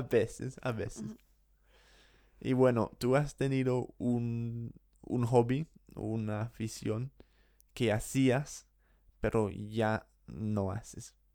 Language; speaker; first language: Spanish; non-native, fluent; English